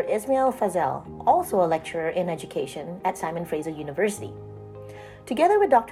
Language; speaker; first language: English; native; English